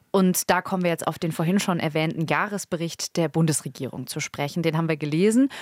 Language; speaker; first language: German; native; German